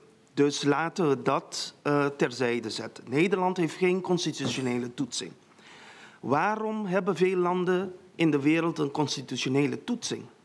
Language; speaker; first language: Dutch; non-native, local second language; Papiamento